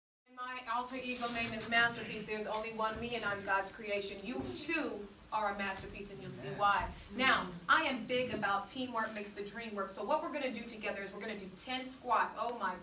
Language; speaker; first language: English; native; English